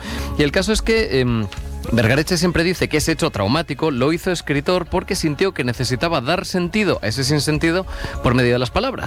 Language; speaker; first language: Spanish; native; Spanish